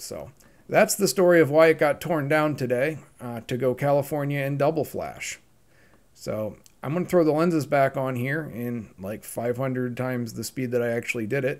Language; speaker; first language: English; native; English